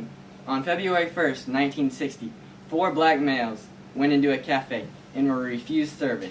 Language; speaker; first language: English; native; English